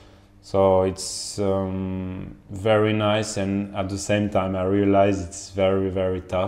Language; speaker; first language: English; non-native, fluent; French